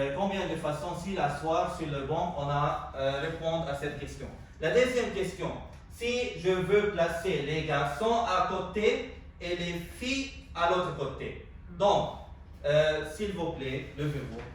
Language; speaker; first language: French; non-native, local second language; Arabic